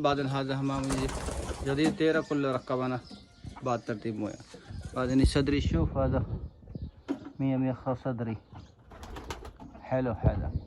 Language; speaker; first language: Arabic; non-native, learner; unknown